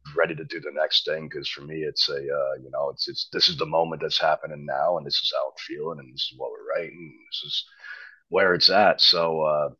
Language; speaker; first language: English; native; English